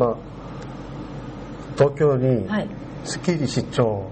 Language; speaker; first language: Japanese; non-native, learner; Korean